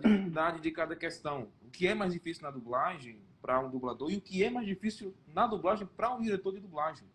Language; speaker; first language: Portuguese; native; Portuguese